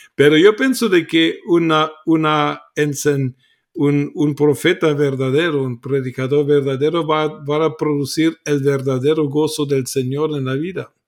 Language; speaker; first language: Spanish; non-native, fluent; German